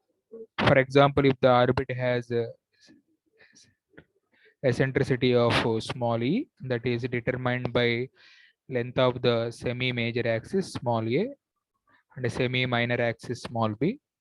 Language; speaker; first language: English; non-native, local second language; Telugu